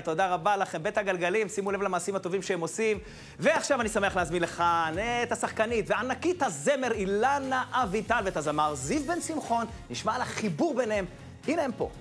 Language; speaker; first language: Hebrew; native; Hebrew